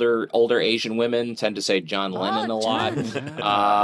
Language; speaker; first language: English; native; English